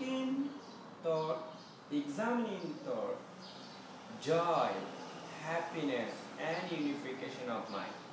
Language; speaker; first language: English; non-native, fluent; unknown